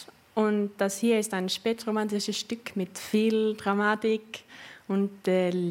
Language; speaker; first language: German; non-native, fluent; Swedish